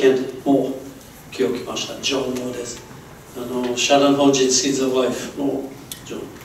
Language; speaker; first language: Japanese; non-native, learner; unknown